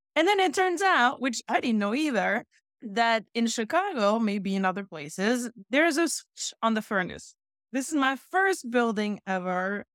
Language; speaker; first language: English; non-native, fluent; French